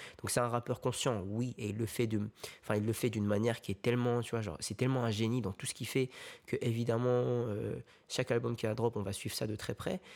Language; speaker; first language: French; early bilingual, other home language; Korean